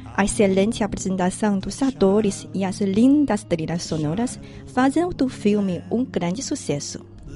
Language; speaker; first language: Portuguese; non-native, fluent; Chinese